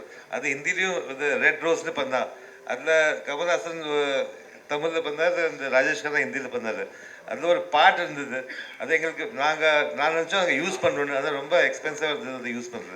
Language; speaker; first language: Tamil; early bilingual, heritage; Tamil